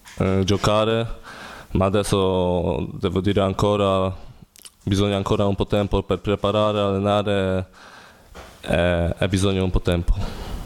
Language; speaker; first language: Italian; non-native, learner; Polish